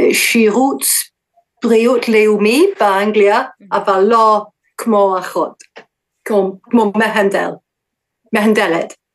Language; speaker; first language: Hebrew; non-native, learner; English